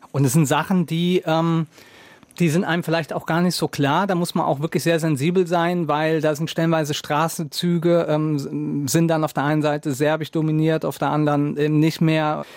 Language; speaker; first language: German; native; German